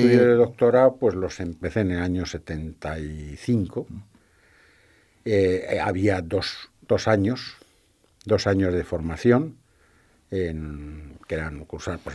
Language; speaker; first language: Spanish; native; Spanish